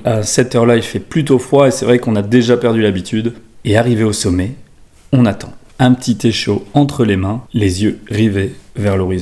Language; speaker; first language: French; native; French